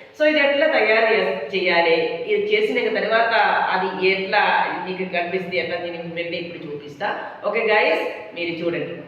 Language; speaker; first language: Telugu; non-native, local second language; Malayalam